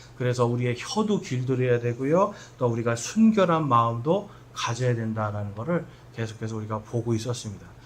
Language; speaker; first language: Korean; native; Korean